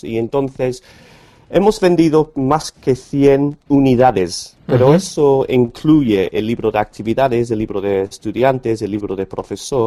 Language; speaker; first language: Spanish; non-native, fluent; English